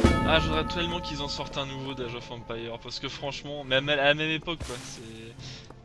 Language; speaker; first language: French; native; French